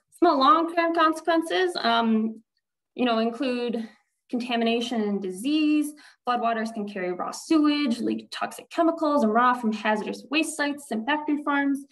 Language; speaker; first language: English; native; English